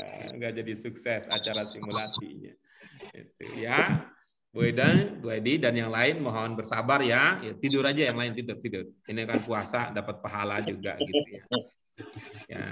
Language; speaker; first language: Indonesian; native; Indonesian